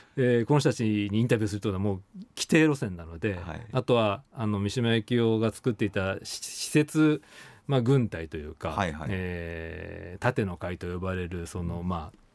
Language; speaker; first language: Japanese; native; Japanese